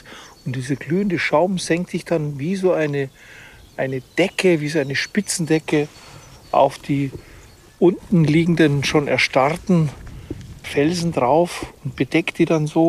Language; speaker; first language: German; native; German